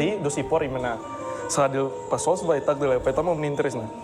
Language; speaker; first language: Russian; non-native, learner; Indonesian